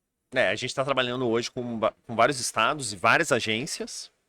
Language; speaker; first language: Portuguese; native; Portuguese